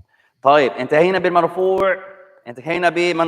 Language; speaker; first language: Arabic; non-native, fluent; English